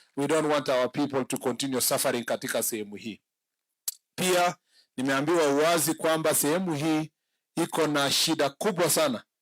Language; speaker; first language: Swahili; non-native, local second language; Kalenjin